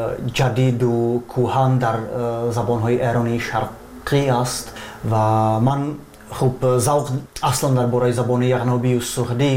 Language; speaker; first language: Persian; non-native, fluent; Czech